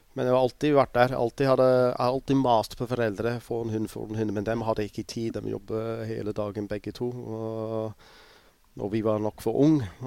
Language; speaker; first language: Norwegian; non-native, fluent; English